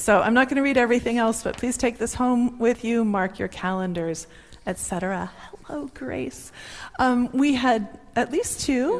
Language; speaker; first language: English; native; English